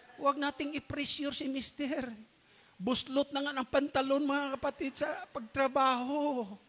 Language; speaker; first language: Filipino; non-native, local second language; Cebuano